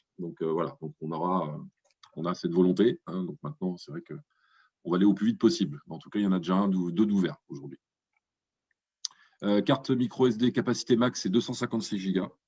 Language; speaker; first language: French; native; French